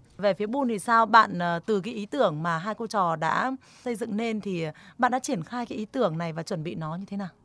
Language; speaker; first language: Vietnamese; native; Vietnamese